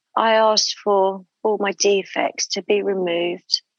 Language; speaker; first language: English; native; English